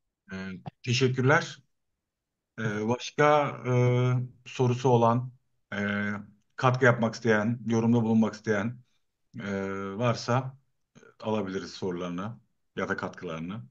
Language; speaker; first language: Turkish; native; Turkish